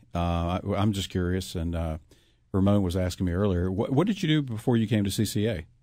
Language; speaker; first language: English; native; English